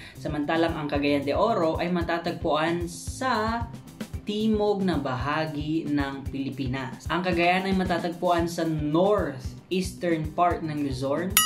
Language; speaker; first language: Filipino; non-native, local second language; Iloko